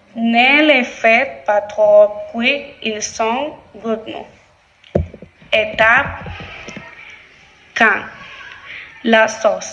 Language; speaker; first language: French; non-native, learner; Spanish